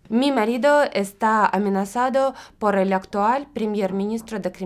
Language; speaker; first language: Spanish; non-native, learner; Ukrainian